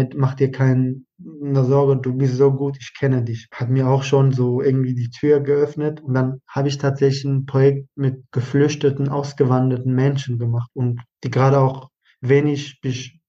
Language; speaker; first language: German; non-native, fluent; Arabic